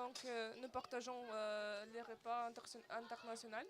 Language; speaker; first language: French; non-native, learner; Russian